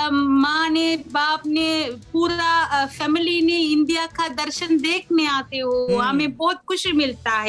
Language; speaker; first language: Hindi; non-native, learner; Sinhala